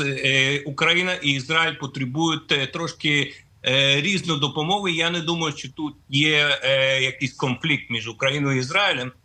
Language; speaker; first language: Ukrainian; non-native, fluent; Russian